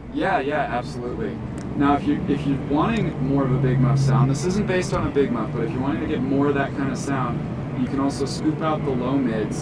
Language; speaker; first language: English; native; English